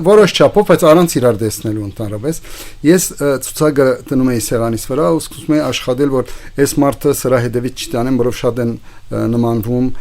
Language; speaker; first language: Armenian; early bilingual, heritage; Armenian